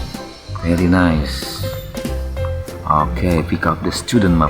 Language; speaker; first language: English; non-native, learner; Indonesian